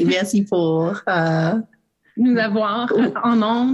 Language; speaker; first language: French; non-native, learner; English